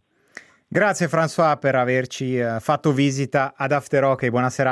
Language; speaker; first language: Italian; native; Italian